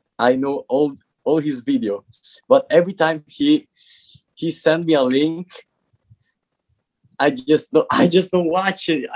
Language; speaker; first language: English; non-native, learner; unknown